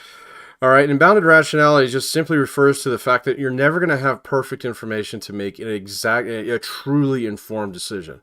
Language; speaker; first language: English; native; English